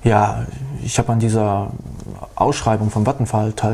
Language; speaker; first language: German; native; German